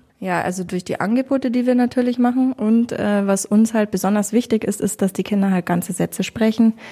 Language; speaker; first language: German; native; German